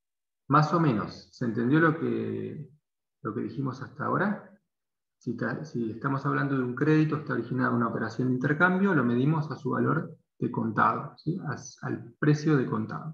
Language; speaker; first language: Spanish; native; Spanish